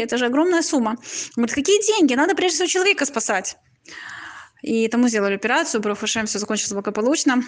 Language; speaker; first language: Russian; native; Russian